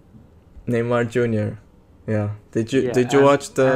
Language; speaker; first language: English; non-native, learner; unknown